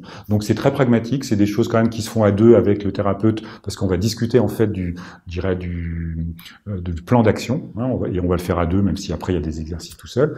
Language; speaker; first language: French; native; French